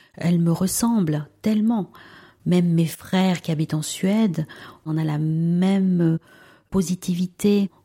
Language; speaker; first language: French; early bilingual, other home language; Spanish